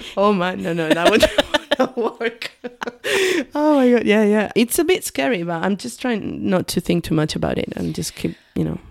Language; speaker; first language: English; non-native, fluent; Spanish